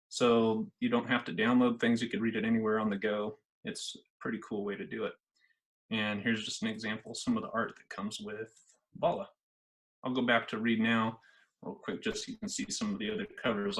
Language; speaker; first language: English; native; English